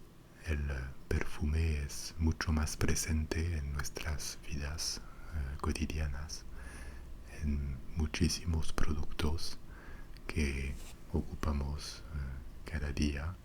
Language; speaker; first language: Spanish; non-native, fluent; French